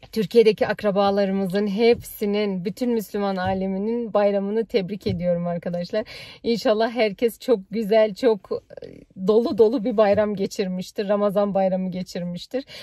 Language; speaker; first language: Turkish; early bilingual, heritage; Turkish